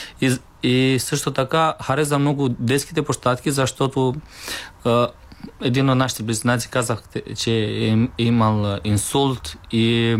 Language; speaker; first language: Bulgarian; non-native, learner; Romanian